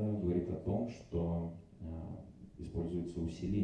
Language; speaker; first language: Russian; native; Russian